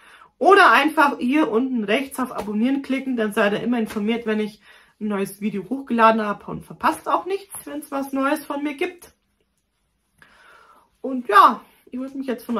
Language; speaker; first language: German; native; German